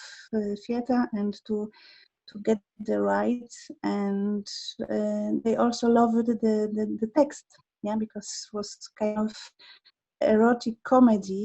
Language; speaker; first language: English; non-native, learner; Polish